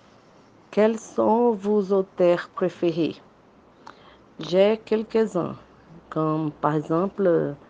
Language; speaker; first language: French; non-native, learner; Portuguese